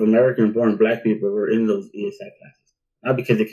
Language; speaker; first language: English; early bilingual, other home language; Spanish